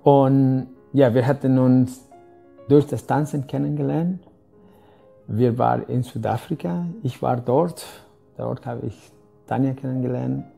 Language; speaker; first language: German; non-native, fluent; Spanish